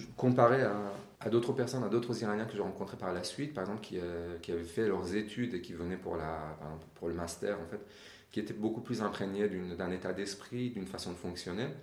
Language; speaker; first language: French; non-native, fluent; Persian